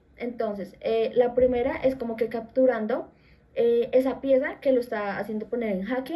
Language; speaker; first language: Spanish; native; Spanish